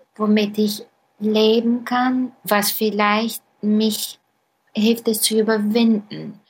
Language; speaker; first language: German; non-native, fluent; Bulgarian